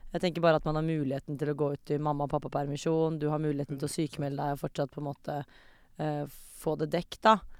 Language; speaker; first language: Norwegian; early bilingual, other home language; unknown